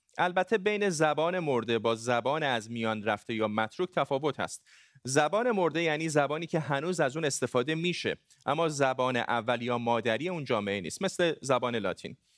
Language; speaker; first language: Persian; non-native, local second language; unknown